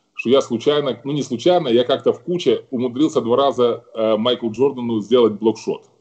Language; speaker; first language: Russian; native; Russian